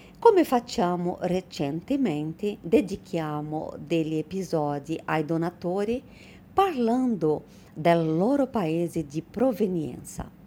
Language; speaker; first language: Italian; non-native, fluent; Portuguese